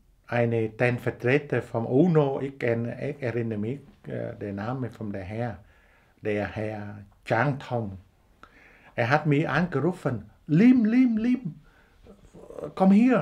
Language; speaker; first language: German; non-native, learner; Vietnamese